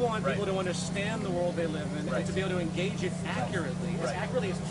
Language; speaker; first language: English; native; English